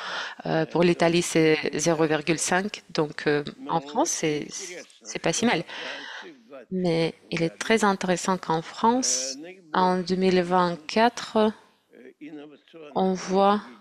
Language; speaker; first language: French; non-native, fluent; Russian